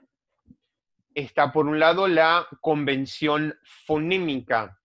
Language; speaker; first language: Spanish; native; Spanish